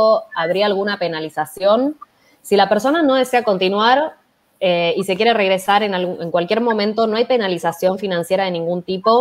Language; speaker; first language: Spanish; native; Spanish